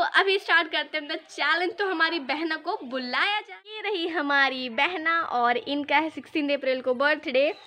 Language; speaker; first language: Hindi; native; Hindi